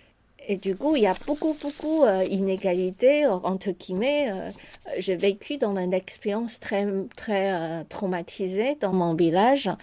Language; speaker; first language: French; non-native, fluent; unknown